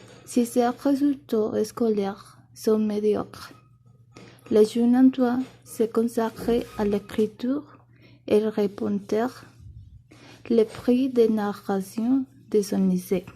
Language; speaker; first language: French; non-native, learner; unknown